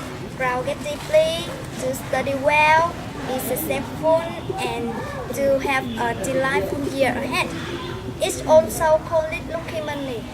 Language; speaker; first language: English; non-native, learner; Vietnamese